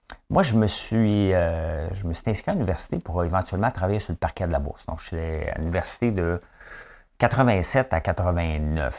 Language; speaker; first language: French; native; French